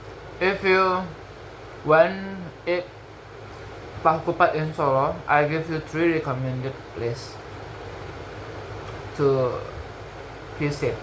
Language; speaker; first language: English; non-native, learner; Indonesian